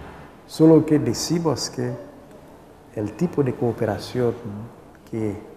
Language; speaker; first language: Spanish; non-native, local second language; Haitian Creole